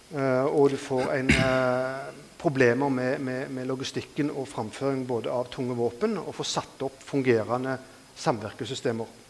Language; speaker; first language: Norwegian; native; Norwegian